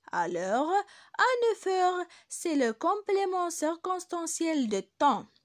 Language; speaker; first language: French; non-native, local second language; Arabic